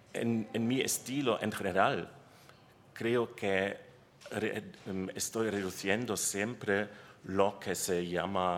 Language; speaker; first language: Spanish; non-native, learner; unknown